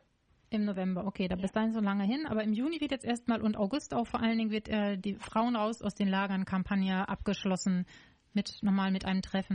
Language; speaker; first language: German; native; German